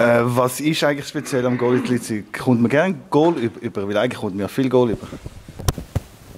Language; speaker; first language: German; non-native, local second language; French